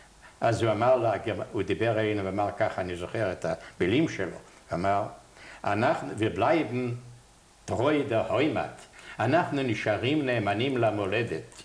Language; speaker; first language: Hebrew; non-native, fluent; Yiddish